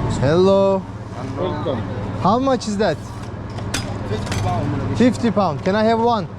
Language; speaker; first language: English; non-native, learner; Turkish